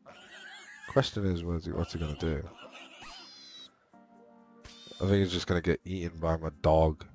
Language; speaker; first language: English; native; English